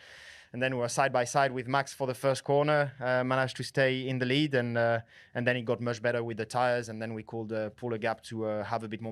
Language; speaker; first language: English; non-native, fluent; French